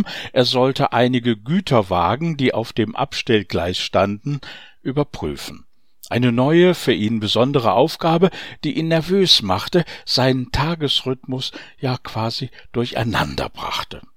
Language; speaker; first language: German; native; German